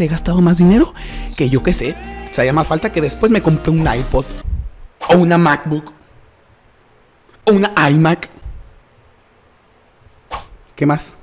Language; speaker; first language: Spanish; native; Spanish